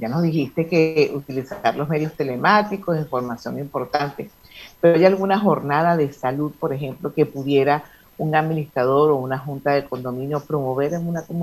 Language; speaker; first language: Spanish; native; Spanish